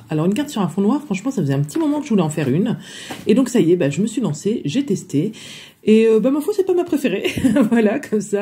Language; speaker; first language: French; native; French